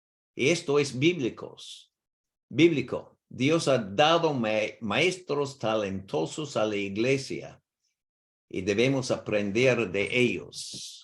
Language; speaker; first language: Spanish; non-native, learner; English